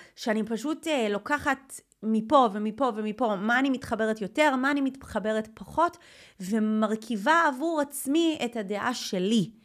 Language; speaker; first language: Hebrew; non-native, fluent; English